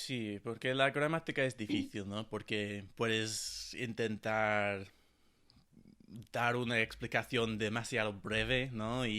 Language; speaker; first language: Spanish; non-native, fluent; English